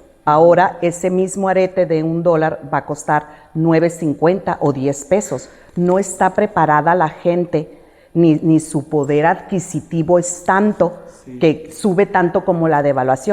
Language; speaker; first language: Spanish; native; Spanish